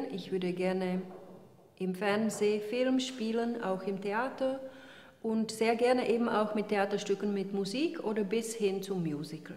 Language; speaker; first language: German; early bilingual, heritage; Czech